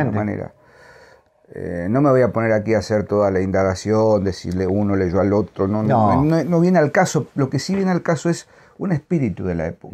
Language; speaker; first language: Spanish; native; Spanish